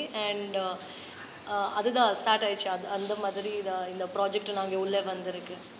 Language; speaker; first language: Tamil; non-native, learner; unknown